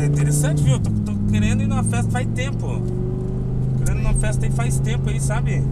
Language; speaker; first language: Portuguese; native; Portuguese